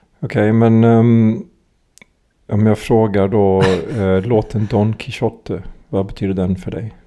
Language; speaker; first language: Swedish; early bilingual, other home language; English